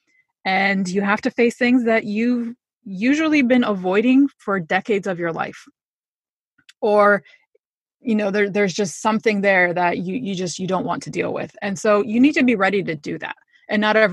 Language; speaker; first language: English; native; English